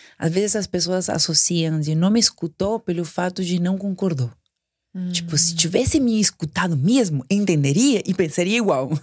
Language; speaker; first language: Portuguese; non-native, fluent; Spanish